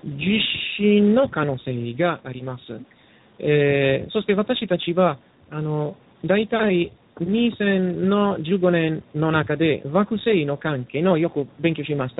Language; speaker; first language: Japanese; non-native, learner; Italian